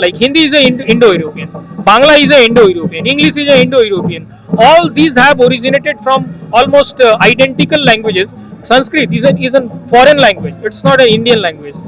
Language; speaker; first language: English; non-native, local second language; Hindi